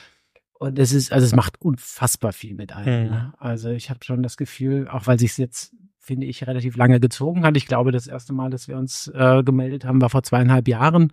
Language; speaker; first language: German; native; German